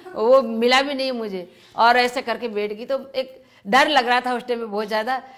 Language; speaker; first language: Hindi; native; Hindi